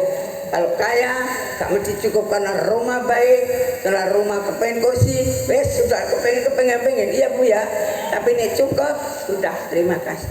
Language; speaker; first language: Indonesian; non-native, local second language; Javanese